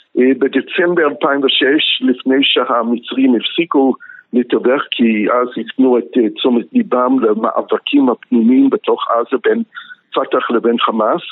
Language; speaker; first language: Hebrew; non-native, fluent; English